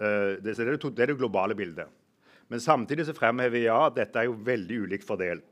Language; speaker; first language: Norwegian; native; Norwegian